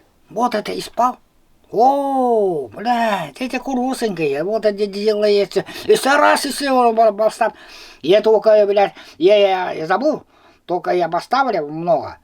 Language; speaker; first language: Russian; non-native, local second language; Yakut